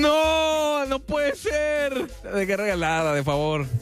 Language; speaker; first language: Spanish; native; Spanish